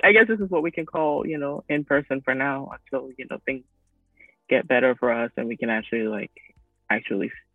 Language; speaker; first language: English; non-native, local second language; Akan